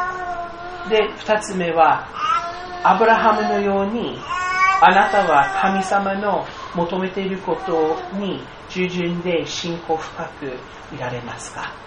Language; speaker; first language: Japanese; non-native, fluent; English